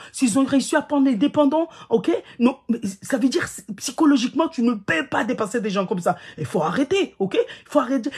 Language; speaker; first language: French; non-native, local second language; Ngazidja Comorian